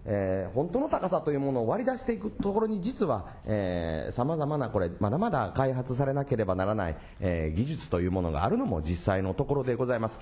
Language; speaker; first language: Japanese; native; Japanese